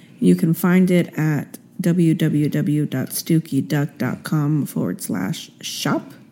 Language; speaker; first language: English; early bilingual, other home language; Spanish